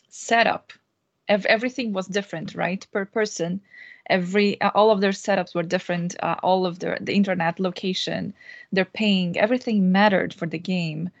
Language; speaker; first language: English; non-native, fluent; Portuguese